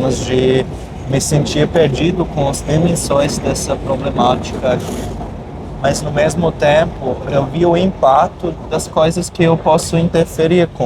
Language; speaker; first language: Portuguese; non-native, fluent; German